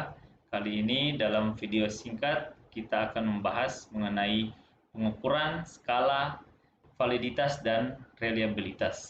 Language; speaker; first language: Indonesian; native; Indonesian